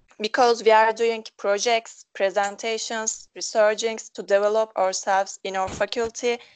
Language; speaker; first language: English; non-native, local second language; Turkish